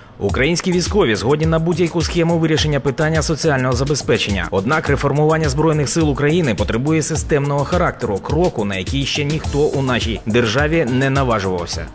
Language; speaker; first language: Ukrainian; native; Ukrainian